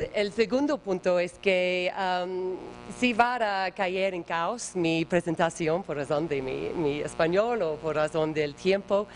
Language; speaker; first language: Spanish; non-native, learner; English